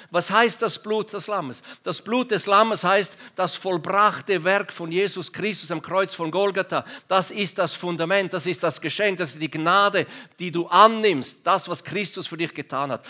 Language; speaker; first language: German; non-native, local second language; Romansh